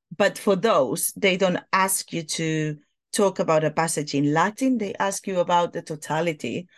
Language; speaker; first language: English; non-native, fluent; Catalan